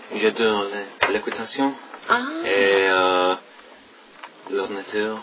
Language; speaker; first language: French; non-native, learner; English